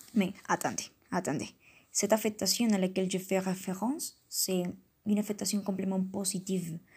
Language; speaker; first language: French; non-native, fluent; Spanish